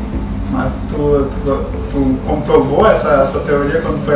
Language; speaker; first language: Portuguese; native; Portuguese